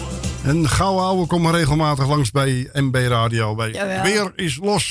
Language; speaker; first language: Dutch; native; Dutch